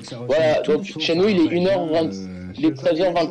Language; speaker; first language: French; native; French